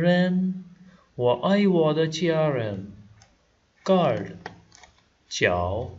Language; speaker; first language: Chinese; non-native, fluent; Hindi